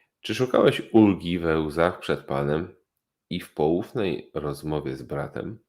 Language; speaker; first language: Polish; native; Polish